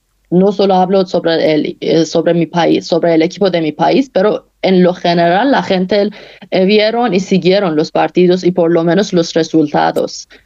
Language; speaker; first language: Spanish; non-native, fluent; Persian